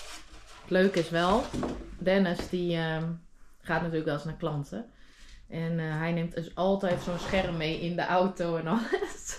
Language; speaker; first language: Dutch; native; Dutch